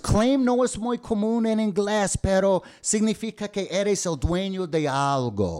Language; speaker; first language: Spanish; non-native, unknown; English